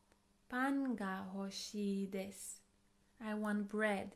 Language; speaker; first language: Japanese; non-native, fluent; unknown